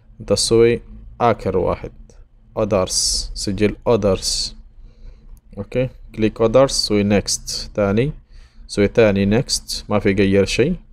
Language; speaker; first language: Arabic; non-native, learner; Bangla